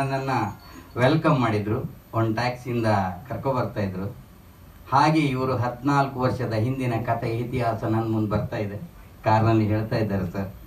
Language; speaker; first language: Kannada; native; Kannada